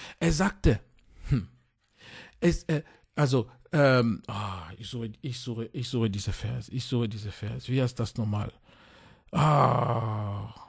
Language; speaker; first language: German; non-native, fluent; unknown